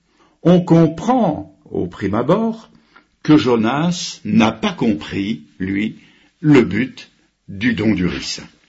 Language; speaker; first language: French; native; French